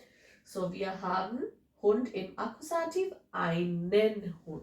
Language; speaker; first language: German; non-native, fluent; English